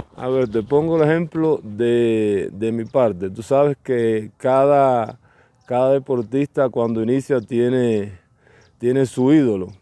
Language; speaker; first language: Spanish; native; Spanish